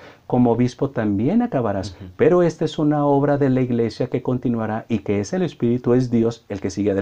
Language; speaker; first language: Spanish; native; Spanish